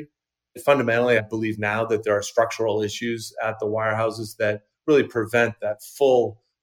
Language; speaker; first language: English; native; English